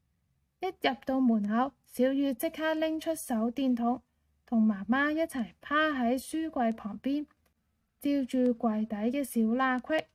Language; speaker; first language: Cantonese; native; Cantonese